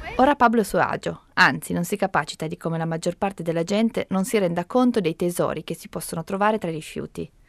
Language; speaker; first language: Italian; native; Italian